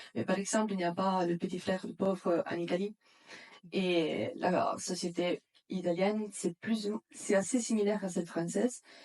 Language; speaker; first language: French; non-native, fluent; Italian